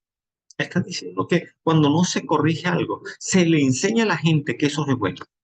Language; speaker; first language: Spanish; native; Spanish